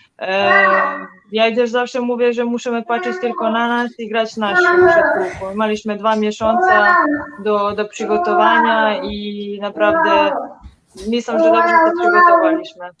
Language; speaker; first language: Polish; non-native, learner; Serbian